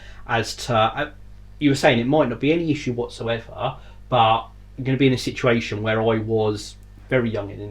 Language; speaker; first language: English; native; English